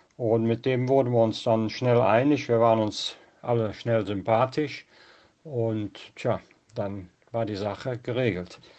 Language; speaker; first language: German; native; German